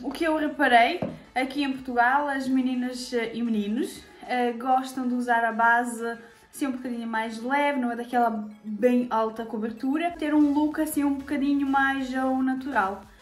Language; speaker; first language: Portuguese; non-native, fluent; Serbian